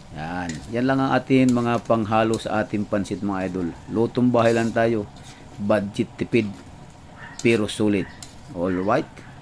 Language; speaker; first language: Filipino; non-native, local second language; Cebuano